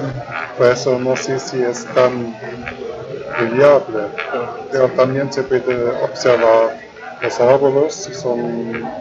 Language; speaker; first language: Spanish; non-native, fluent; German